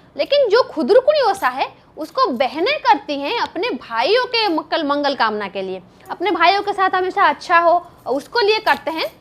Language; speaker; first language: Hindi; non-native, local second language; Bangla